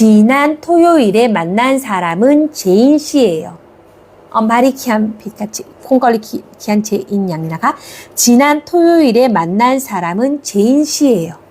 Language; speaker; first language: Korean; non-native, fluent; Thai